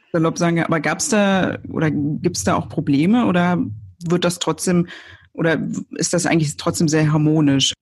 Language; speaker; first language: German; native; German